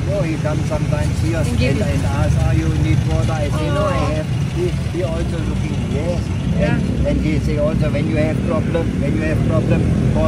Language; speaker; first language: English; non-native, learner; German